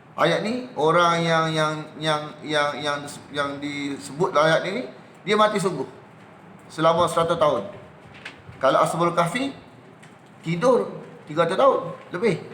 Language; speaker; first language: Malay; native; Malay